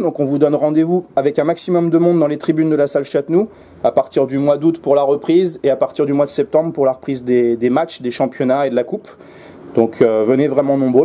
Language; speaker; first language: French; native; French